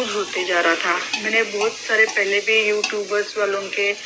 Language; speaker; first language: Hindi; non-native, local second language; Marathi